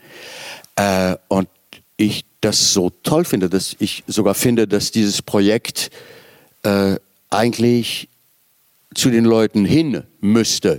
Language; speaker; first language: German; native; German